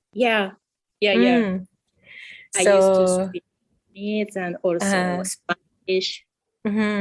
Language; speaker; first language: English; non-native, fluent; Japanese